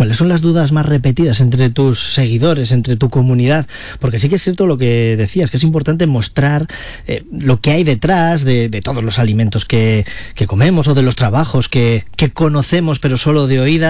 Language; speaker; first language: Spanish; native; Spanish